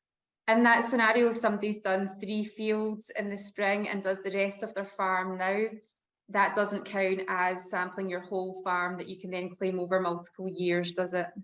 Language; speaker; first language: English; native; English